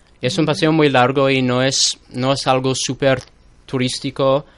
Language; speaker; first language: Spanish; non-native, fluent; English